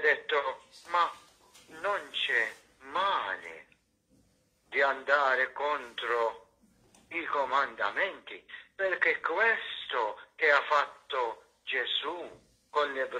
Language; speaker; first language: Italian; non-native, fluent; Maltese